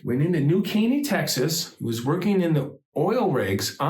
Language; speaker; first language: English; native; English